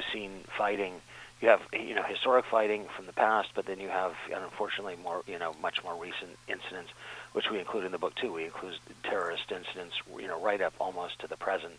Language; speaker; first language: English; native; English